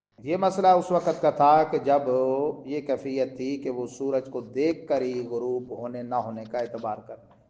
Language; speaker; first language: Urdu; non-native, local second language; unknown